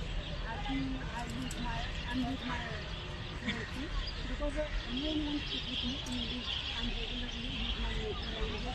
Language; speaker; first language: English; non-native, learner; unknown